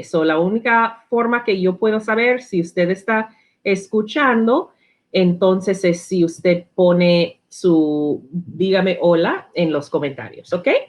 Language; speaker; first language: Spanish; non-native, learner; English